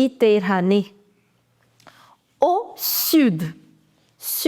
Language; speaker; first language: French; non-native, fluent; Hindi